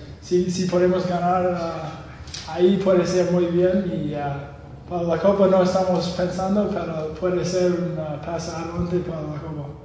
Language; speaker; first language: Spanish; non-native, learner; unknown